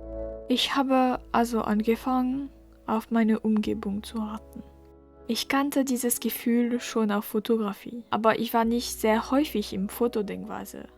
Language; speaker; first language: German; non-native, learner; French